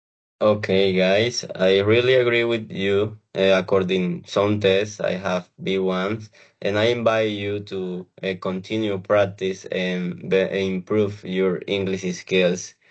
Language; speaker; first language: English; non-native, learner; Spanish